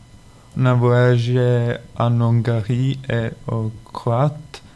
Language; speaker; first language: French; non-native, learner; Czech